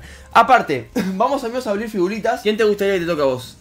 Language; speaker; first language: Spanish; native; Spanish